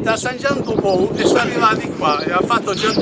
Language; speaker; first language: Italian; native; Italian